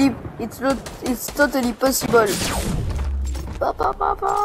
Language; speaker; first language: English; non-native, learner; French